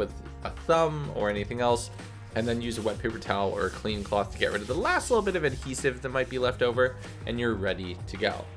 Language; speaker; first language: English; native; English